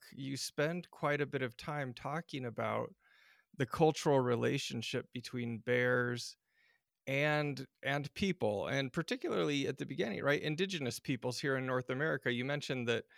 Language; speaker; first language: English; native; English